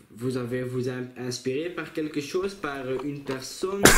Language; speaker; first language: French; non-native, local second language; Dutch